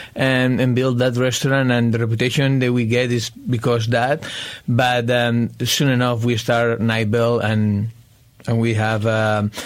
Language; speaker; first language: English; non-native, fluent; Spanish